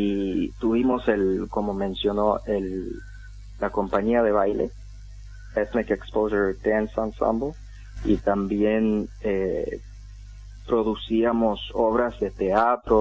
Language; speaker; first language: Spanish; non-native, fluent; English